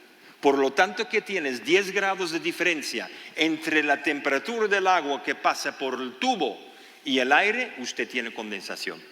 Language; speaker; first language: Spanish; non-native, fluent; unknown